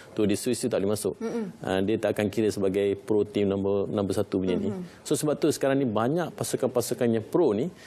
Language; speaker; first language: Malay; non-native, local second language; Tamil